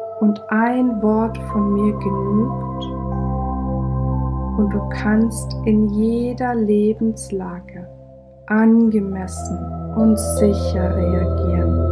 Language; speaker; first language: German; native; German